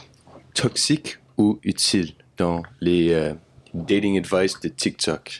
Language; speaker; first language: French; non-native, local second language; English